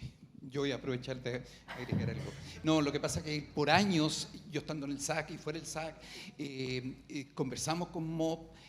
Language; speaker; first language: Spanish; native; Spanish